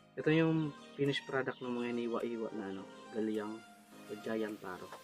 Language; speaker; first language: Filipino; non-native, local second language; Bikol